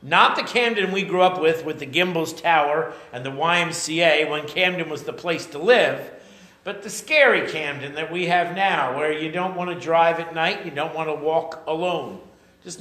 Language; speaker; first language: English; native; English